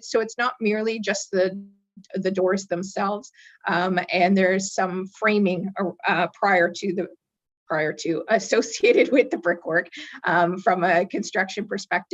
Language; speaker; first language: English; native; English